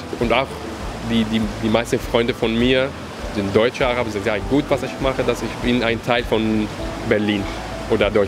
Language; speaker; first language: German; non-native, learner; Arabic